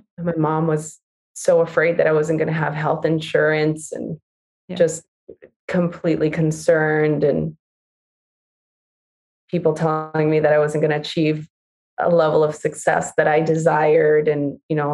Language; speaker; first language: English; native; English